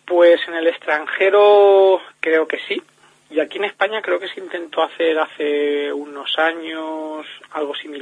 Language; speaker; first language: Spanish; native; Spanish